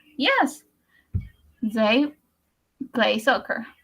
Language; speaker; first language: English; non-native, learner; Spanish